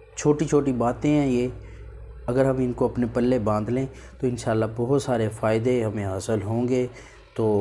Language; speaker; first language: Urdu; native; Urdu